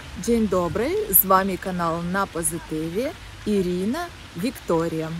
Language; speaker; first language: Polish; non-native, learner; Russian